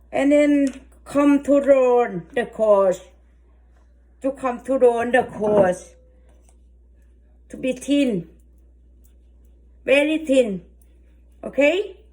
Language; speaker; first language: English; non-native, learner; Thai